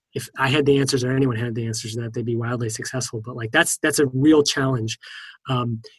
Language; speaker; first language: English; native; English